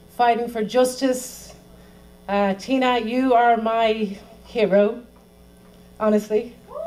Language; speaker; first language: English; native; English